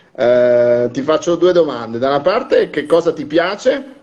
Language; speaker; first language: Italian; non-native, fluent; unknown